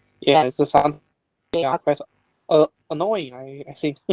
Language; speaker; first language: English; non-native, learner; Chinese